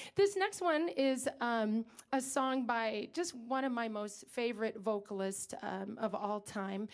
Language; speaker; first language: English; native; English